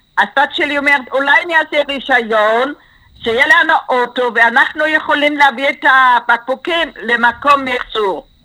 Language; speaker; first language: Hebrew; non-native, fluent; German